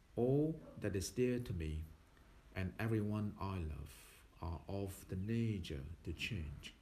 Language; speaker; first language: English; non-native, fluent; Thai